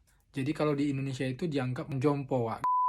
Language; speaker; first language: Indonesian; native; Indonesian